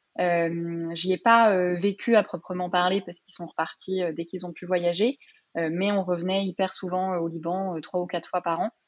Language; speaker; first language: French; early bilingual, other home language; Arabic